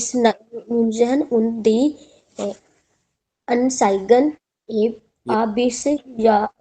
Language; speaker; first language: German; non-native, learner; Hindi